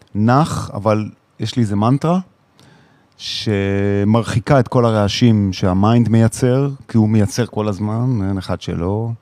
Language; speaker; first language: Hebrew; native; Hebrew